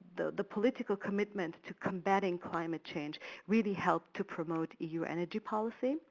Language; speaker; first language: English; non-native, fluent; German